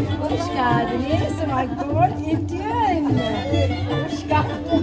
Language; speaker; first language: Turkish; non-native, fluent; Hindi